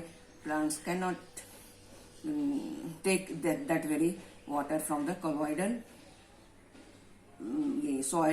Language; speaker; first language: English; non-native, local second language; Hindi